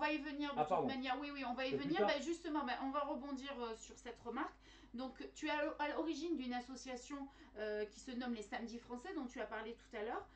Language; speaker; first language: French; native; French